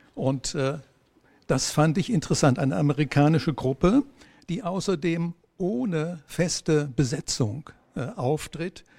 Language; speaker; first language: German; native; German